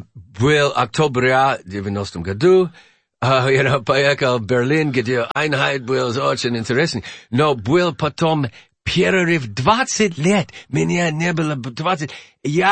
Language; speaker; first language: Russian; non-native, learner; English